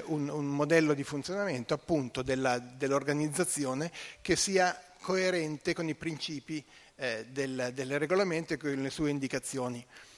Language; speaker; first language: Italian; native; Italian